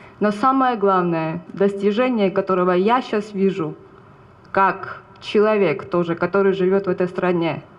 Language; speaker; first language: Russian; non-native, fluent; Georgian